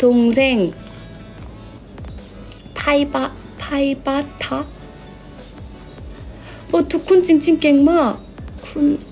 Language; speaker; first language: Korean; non-native, learner; Thai